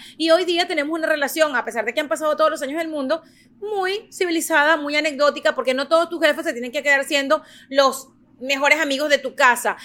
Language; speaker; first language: Spanish; native; Spanish